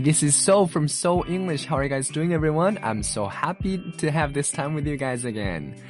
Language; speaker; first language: English; non-native, fluent; Japanese